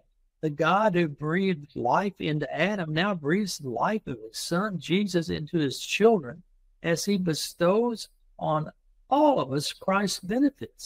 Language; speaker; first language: English; native; English